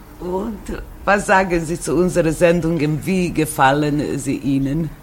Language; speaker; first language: German; non-native, local second language; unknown